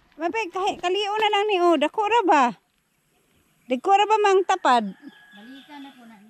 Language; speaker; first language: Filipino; non-native, local second language; Cebuano